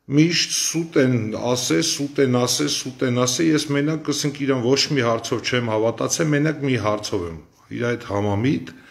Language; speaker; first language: Armenian; native; Armenian